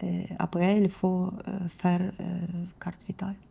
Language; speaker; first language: French; non-native, learner; Ukrainian